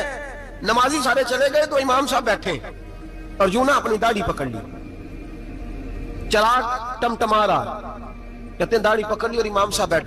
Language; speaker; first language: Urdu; non-native, local second language; Punjabi